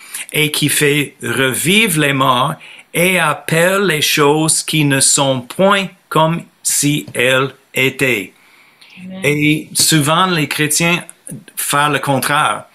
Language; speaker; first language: French; non-native, fluent; English